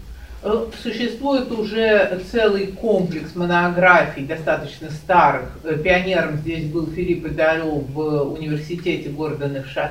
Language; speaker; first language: Russian; native; Russian